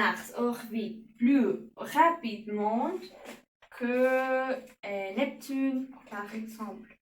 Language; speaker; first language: French; non-native, learner; Spanish